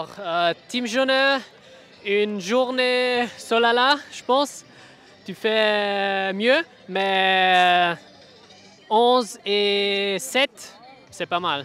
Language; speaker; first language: French; non-native, local second language; German